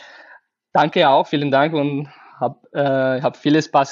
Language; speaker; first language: German; non-native, learner; Spanish